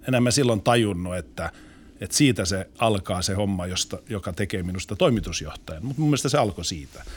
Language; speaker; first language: Finnish; non-native, local second language; Swedish